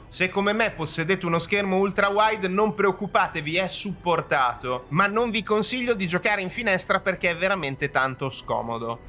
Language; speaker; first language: Italian; native; Italian